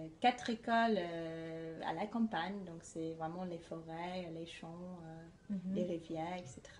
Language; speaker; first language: French; non-native, fluent; English